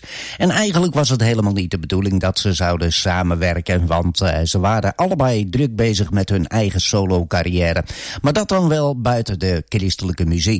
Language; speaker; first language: Dutch; native; Dutch